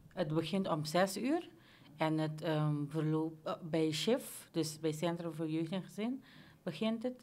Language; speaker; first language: Dutch; non-native, local second language; Papiamento